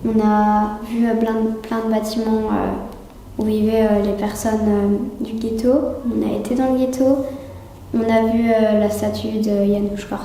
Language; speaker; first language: French; native; French